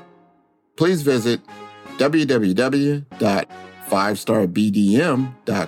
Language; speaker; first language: English; native; English